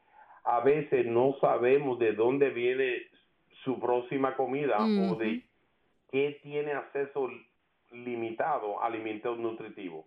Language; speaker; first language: Spanish; early bilingual, heritage; Spanish